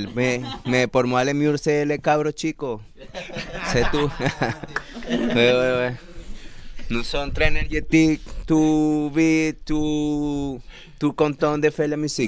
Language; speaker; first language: French; non-native, learner; Spanish